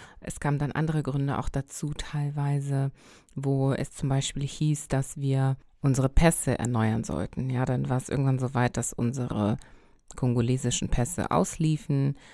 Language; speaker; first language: German; early bilingual, other home language; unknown